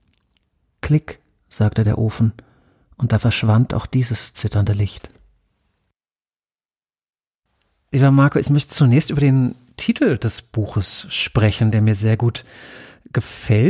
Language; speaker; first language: German; native; German